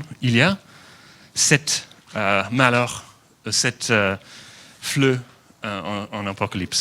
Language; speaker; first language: French; non-native, fluent; English